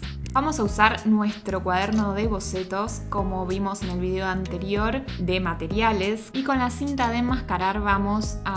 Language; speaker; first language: Spanish; native; Spanish